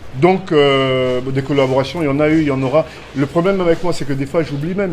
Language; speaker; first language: French; native; French